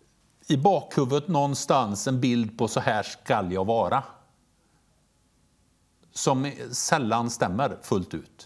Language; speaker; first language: Swedish; native; Swedish